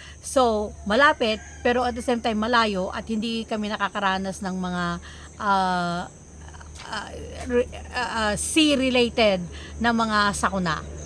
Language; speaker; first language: Filipino; non-native, local second language; Iloko